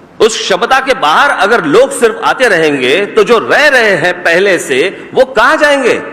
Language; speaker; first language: Hindi; non-native, local second language; Marathi